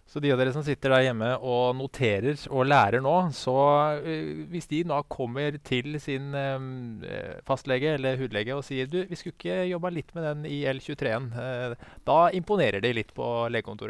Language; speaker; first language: Norwegian; native; Norwegian